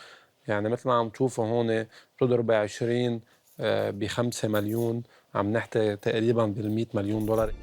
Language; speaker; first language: Arabic; native; Arabic